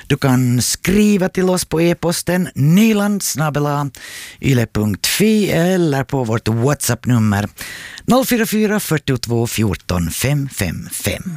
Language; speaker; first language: Swedish; native; Swedish